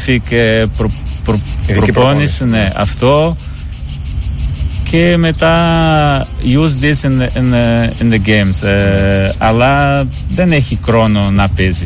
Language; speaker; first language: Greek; non-native, learner; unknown